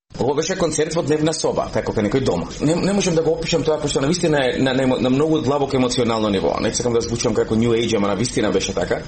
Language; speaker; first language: Macedonian; native; Macedonian